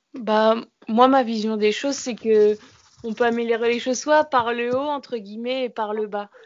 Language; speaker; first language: French; native; French